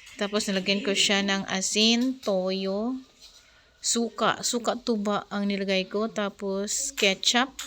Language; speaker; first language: Filipino; native; Filipino